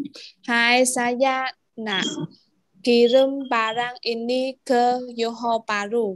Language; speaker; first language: Indonesian; non-native, learner; Vietnamese